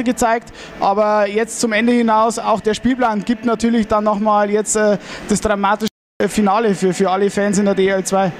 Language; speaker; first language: German; native; German